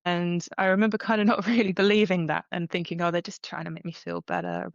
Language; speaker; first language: English; native; English